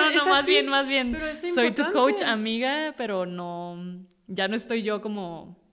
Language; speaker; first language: Spanish; native; Spanish